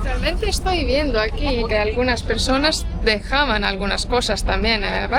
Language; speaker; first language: Spanish; non-native, fluent; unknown